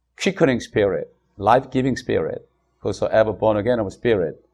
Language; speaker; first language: English; non-native, fluent; Korean